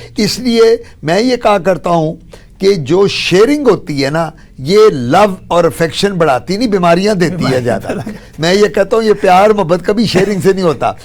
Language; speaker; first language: Urdu; non-native, local second language; Punjabi